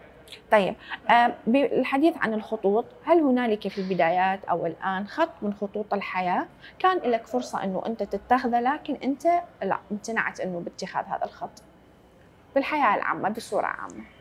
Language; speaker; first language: Arabic; native; Arabic